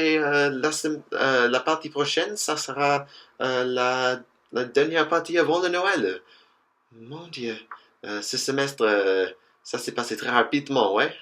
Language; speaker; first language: French; non-native, fluent; English